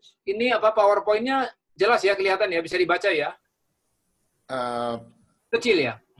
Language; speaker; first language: Indonesian; native; Indonesian